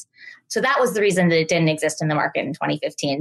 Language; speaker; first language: English; native; English